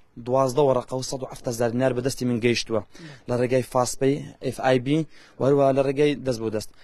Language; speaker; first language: Central Kurdish; native; Central Kurdish